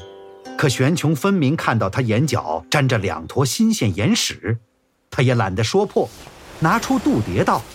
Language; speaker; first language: Chinese; native; Chinese